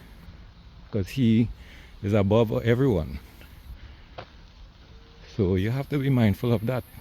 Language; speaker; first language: English; native; English